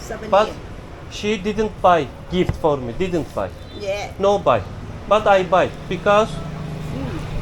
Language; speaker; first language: English; non-native, learner; Turkish